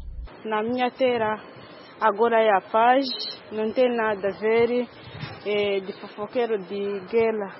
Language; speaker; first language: Portuguese; non-native, learner; Kinyarwanda